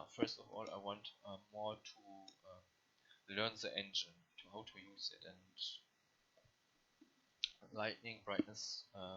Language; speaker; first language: English; non-native, learner; German